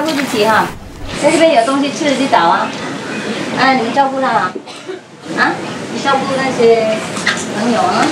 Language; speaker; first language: Chinese; non-native, fluent; Vietnamese